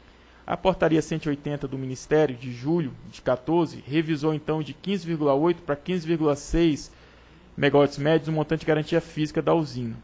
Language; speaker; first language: Portuguese; native; Portuguese